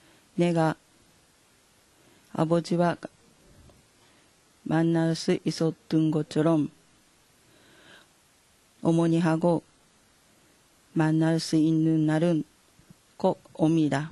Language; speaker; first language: Korean; non-native, fluent; Japanese